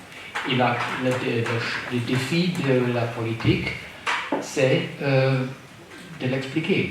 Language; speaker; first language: French; non-native, fluent; German